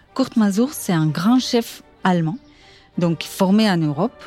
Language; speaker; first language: French; non-native, fluent; Portuguese